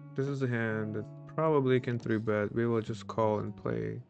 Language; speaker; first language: English; non-native, fluent; Czech